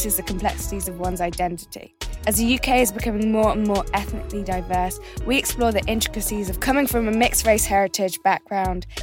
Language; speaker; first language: English; native; English